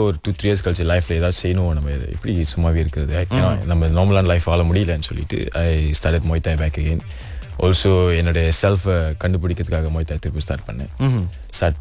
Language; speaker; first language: Tamil; early bilingual, heritage; Tamil